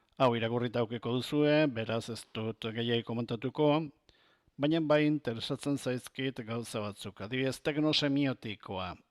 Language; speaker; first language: Basque; non-native, local second language; Spanish